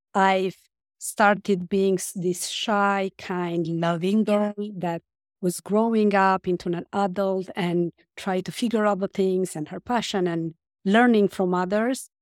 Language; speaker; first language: English; non-native, fluent; Romanian